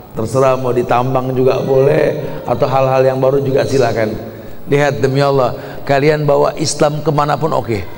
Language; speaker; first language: Indonesian; native; Indonesian